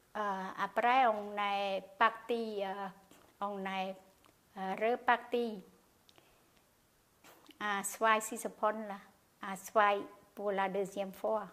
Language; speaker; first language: French; non-native, learner; Khmer